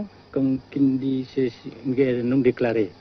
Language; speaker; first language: French; non-native, local second language; Vietnamese